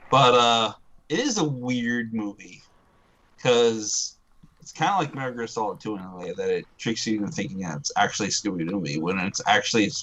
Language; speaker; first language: English; native; English